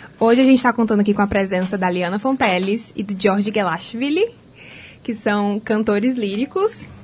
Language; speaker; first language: Portuguese; native; Portuguese